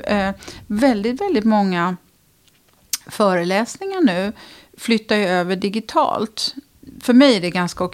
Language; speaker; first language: Swedish; native; Swedish